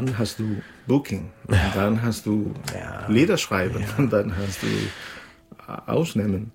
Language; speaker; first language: German; non-native, fluent; Spanish